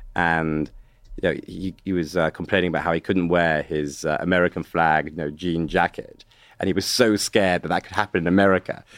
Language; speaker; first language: English; native; English